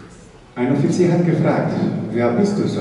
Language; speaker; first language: German; non-native, fluent; Slovenian